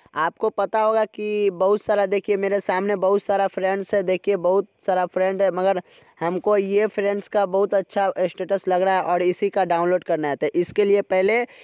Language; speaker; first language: Hindi; native; Hindi